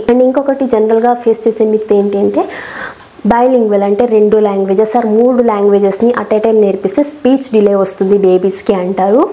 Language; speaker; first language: Telugu; non-native, local second language; Kannada